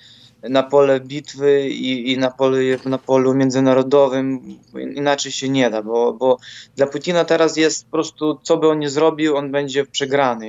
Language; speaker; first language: Polish; non-native, fluent; Ukrainian